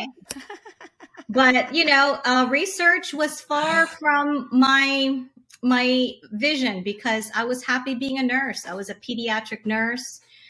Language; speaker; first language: English; non-native, local second language; Hiligaynon